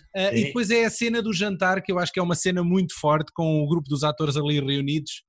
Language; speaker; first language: Portuguese; native; Portuguese